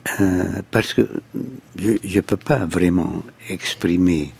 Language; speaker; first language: French; non-native, fluent; Arabic